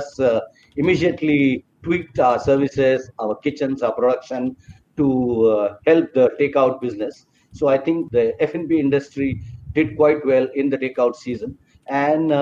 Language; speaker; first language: English; non-native, local second language; Marathi